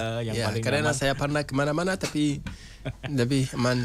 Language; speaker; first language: Indonesian; non-native, learner; Hausa